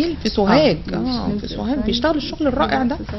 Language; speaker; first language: Arabic; native; Arabic